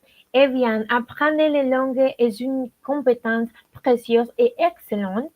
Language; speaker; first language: French; non-native, learner; Spanish